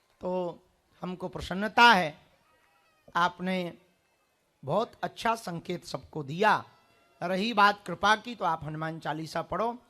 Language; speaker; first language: Hindi; native; Hindi